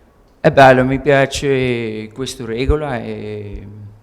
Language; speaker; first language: Italian; non-native, learner; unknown